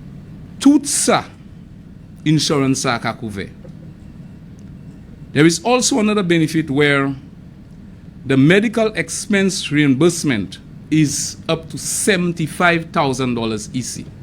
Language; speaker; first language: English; non-native, local second language; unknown